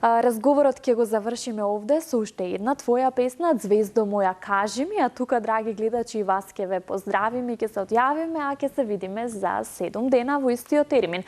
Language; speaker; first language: Macedonian; native; Macedonian